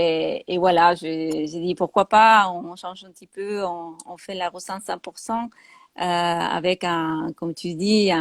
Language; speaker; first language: French; non-native, fluent; Spanish